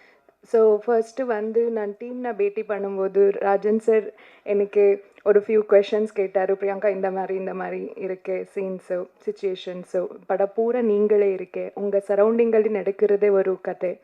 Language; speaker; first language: Tamil; non-native, learner; Kannada